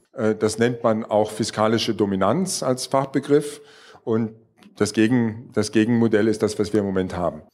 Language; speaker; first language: German; native; German